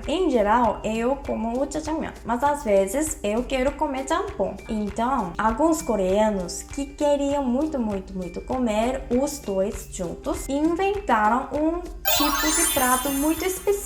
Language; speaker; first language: Portuguese; non-native, fluent; Korean